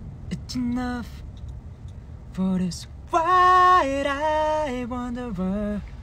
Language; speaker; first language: English; early bilingual, other home language; Korean